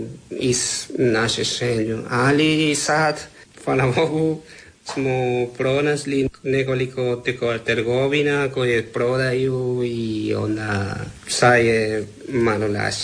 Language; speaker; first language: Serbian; non-native, learner; Spanish